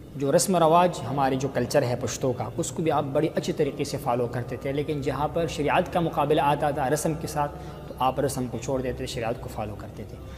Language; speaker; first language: Urdu; non-native, local second language; Pashto